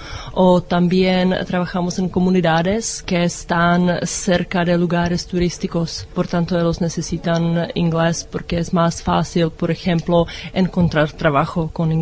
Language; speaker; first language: Spanish; non-native, learner; Czech